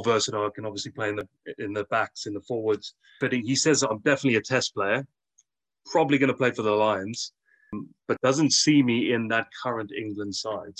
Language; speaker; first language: English; native; English